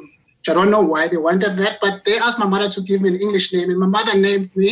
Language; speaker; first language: English; non-native, local second language; Zulu